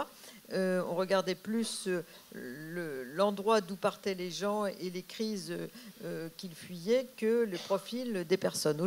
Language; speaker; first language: French; native; French